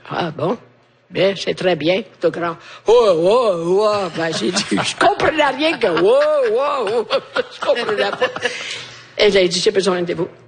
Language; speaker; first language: French; non-native, fluent; Italian